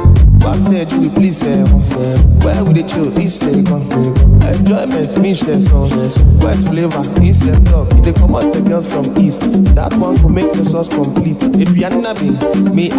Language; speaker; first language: English; non-native, local second language; Akan